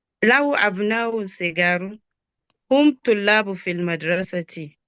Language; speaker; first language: Arabic; non-native, learner; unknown